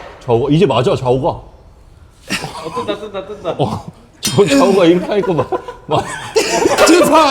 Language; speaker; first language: Korean; native; Korean